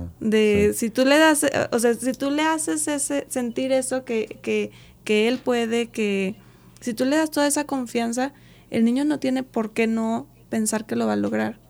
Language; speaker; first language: Spanish; native; Spanish